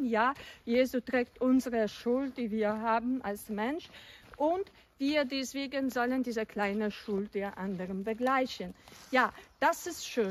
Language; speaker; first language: German; non-native, fluent; Polish